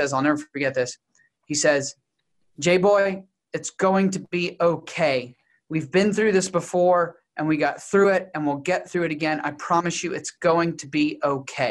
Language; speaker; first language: English; native; English